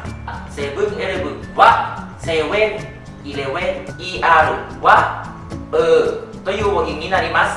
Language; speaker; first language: Japanese; non-native, fluent; Thai